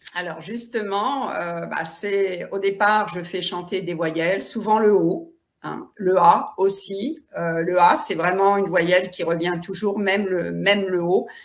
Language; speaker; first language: French; native; French